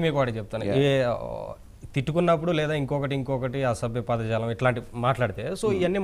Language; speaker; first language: Telugu; native; Telugu